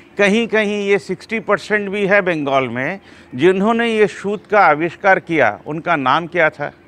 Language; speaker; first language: Hindi; non-native, local second language; Bangla